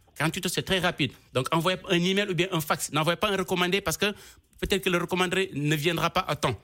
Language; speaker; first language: French; non-native, local second language; Wolof